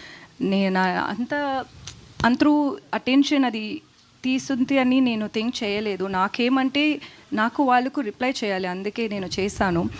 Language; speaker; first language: Telugu; non-native, learner; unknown